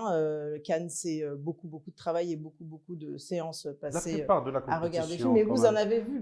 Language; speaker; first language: French; native; French